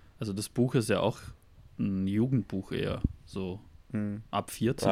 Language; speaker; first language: German; native; German